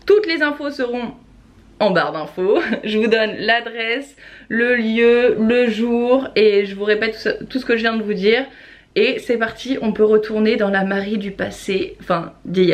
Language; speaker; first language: French; native; French